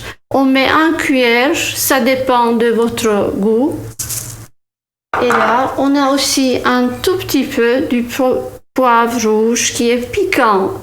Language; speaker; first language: French; non-native, fluent; Turkish